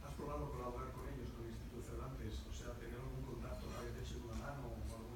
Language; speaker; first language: Spanish; native; Spanish